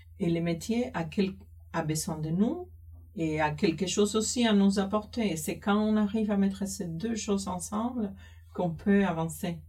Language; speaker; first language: French; non-native, fluent; Spanish